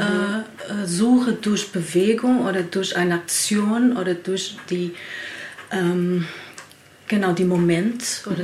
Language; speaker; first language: German; non-native, learner; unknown